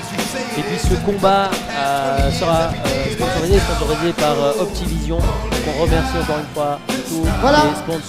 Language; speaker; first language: French; native; French